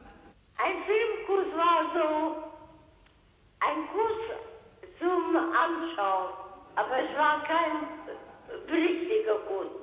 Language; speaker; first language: German; non-native, local second language; Hungarian